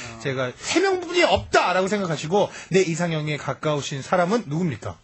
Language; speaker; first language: Korean; native; Korean